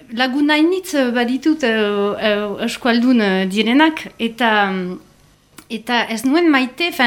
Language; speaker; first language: Basque; non-native, learner; French